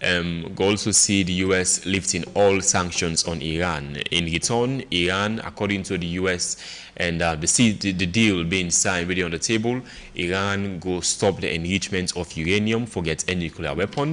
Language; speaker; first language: English; non-native, local second language; Krio